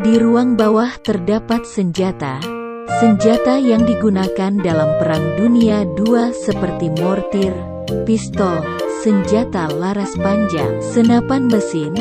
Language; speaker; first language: Indonesian; native; Indonesian